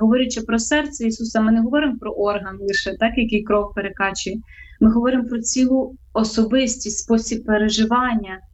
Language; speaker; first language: Ukrainian; native; Ukrainian